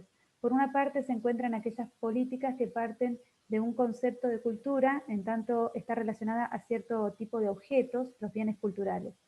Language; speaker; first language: Spanish; native; Spanish